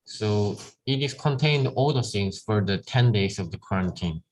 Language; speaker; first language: English; non-native, learner; Korean